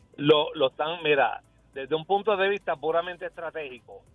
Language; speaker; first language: Spanish; early bilingual, heritage; Spanish